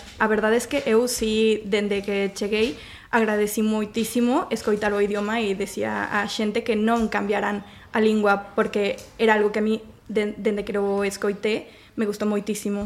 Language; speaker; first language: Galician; non-native, learner; Spanish